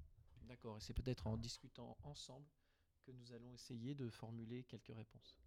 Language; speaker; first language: French; native; French